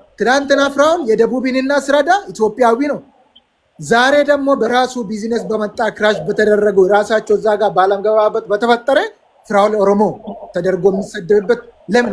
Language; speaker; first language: Amharic; non-native, local second language; Oromo